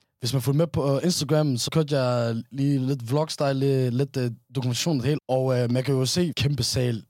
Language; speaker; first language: Danish; early bilingual, other home language; Somali